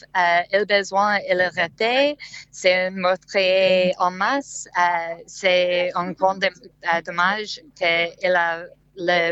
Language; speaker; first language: French; non-native, learner; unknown